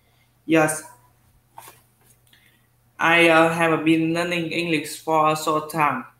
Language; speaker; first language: English; non-native, learner; Vietnamese